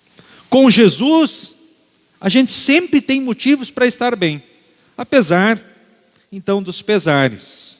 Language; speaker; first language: Portuguese; native; Portuguese